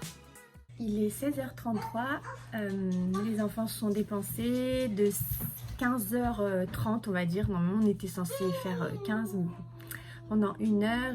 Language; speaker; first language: French; native; French